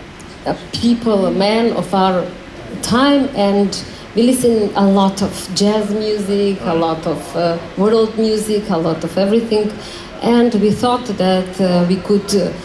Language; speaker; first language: English; non-native, learner; Macedonian